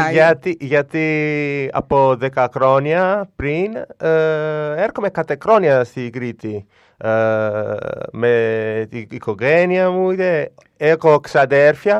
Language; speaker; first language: Greek; non-native, learner; Italian